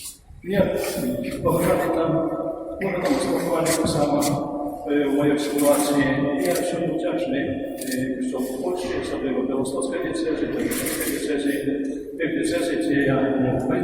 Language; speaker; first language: Polish; non-native, fluent; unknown